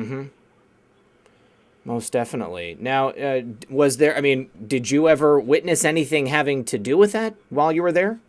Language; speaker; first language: English; native; English